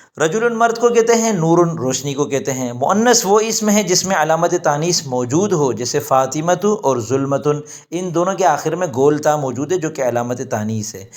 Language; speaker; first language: Urdu; native; Urdu